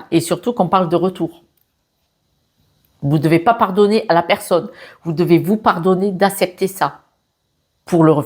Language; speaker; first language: French; native; French